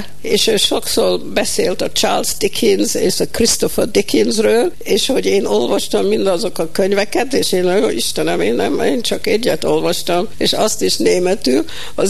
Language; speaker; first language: Hungarian; early bilingual, heritage; Hungarian